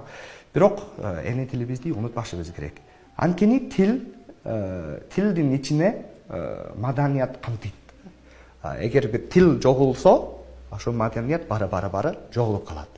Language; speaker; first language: Kyrgyz; non-native, fluent; English